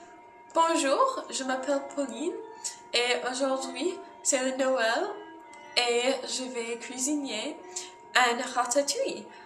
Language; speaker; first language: French; non-native, learner; English